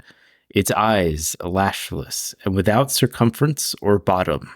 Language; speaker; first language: English; native; English